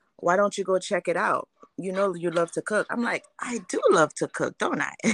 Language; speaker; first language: English; early bilingual, other home language; Haitian Creole